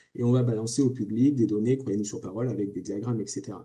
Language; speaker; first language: French; native; French